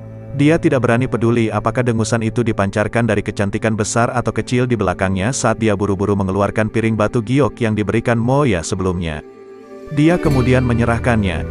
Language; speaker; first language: Indonesian; native; Indonesian